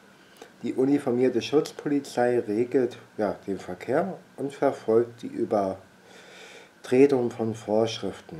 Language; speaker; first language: German; native; German